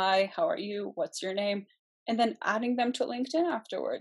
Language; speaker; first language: English; native; English